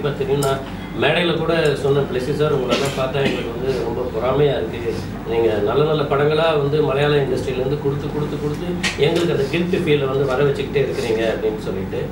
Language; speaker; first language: Tamil; native; Tamil